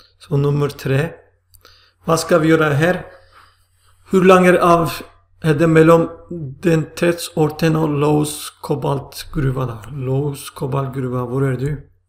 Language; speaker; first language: Swedish; non-native, fluent; Turkish